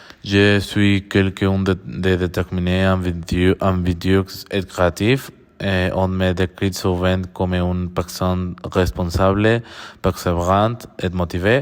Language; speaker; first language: French; non-native, learner; Spanish